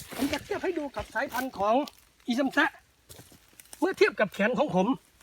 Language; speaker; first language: Thai; native; Thai